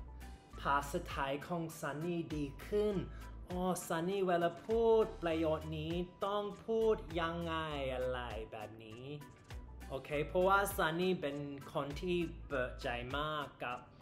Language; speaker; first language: Thai; non-native, learner; English